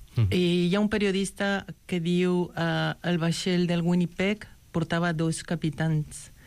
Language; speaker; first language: Catalan; non-native, fluent; Spanish